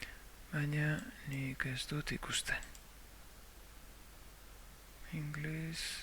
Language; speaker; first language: Basque; non-native, local second language; Spanish